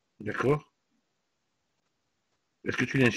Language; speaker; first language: French; native; French